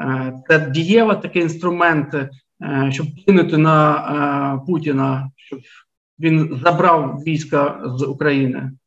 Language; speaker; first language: Ukrainian; native; Ukrainian